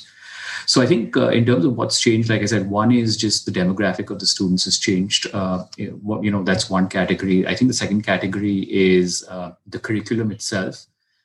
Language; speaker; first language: English; non-native, local second language; Hindi